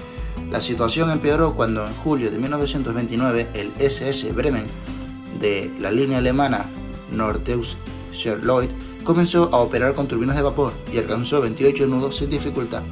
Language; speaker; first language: Spanish; native; Spanish